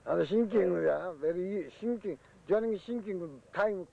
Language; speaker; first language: English; non-native, learner; Japanese